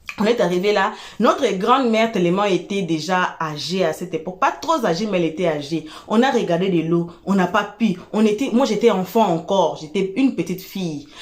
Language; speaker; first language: French; non-native, local second language; Lingala